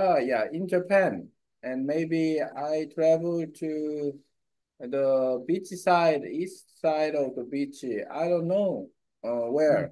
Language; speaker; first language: English; non-native, learner; Korean